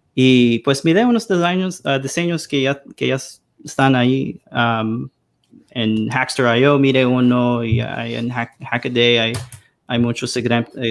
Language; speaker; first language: Spanish; early bilingual, heritage; Spanish